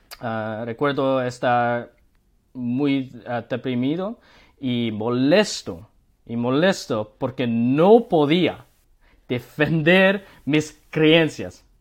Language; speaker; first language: Spanish; non-native, learner; Korean